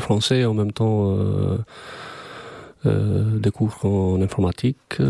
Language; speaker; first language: French; non-native, fluent; Albanian